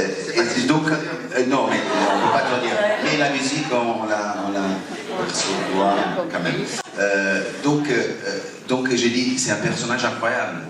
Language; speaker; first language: French; non-native, fluent; Italian